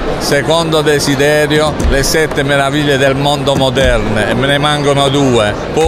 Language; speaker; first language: Italian; native; Italian